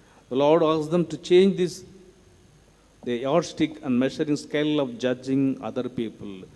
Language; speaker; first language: English; non-native, local second language; Tamil